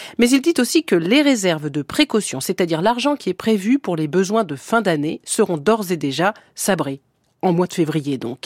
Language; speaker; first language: French; native; French